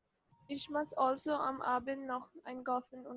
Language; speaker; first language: German; non-native, learner; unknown